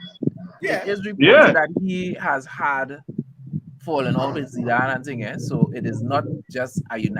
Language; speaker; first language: English; native; English